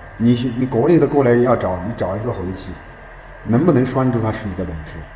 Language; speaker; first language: Chinese; native; Chinese